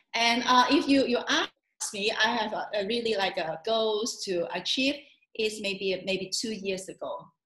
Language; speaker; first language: English; non-native, local second language; Cantonese